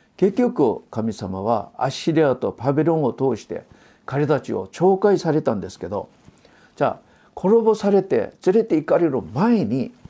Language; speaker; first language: Japanese; non-native, fluent; Korean